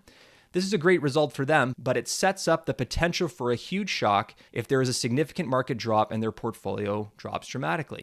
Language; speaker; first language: English; native; English